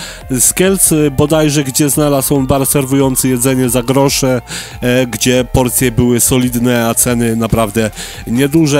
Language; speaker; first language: Polish; native; Polish